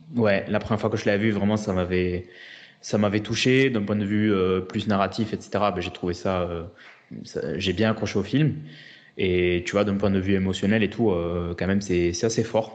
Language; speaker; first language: French; native; French